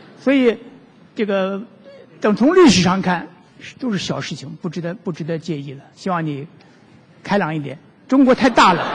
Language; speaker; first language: Chinese; native; Chinese